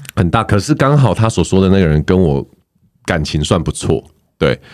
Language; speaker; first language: Chinese; native; Chinese